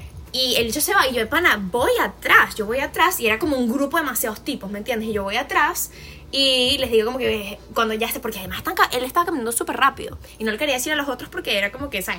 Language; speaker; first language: Spanish; native; Spanish